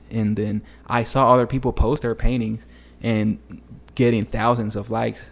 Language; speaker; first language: English; early bilingual, other home language; Spanish